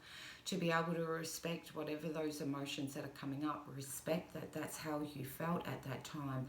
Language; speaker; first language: English; native; English